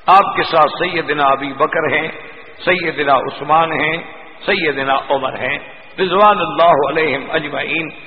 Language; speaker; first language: Urdu; non-native, local second language; Punjabi